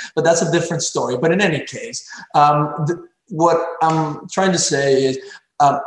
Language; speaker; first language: English; early bilingual, other home language; Spanish